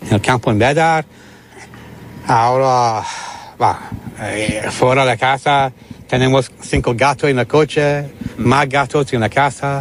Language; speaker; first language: Spanish; non-native, learner; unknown